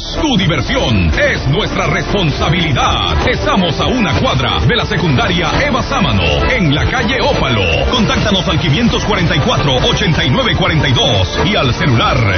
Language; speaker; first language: Spanish; native; Spanish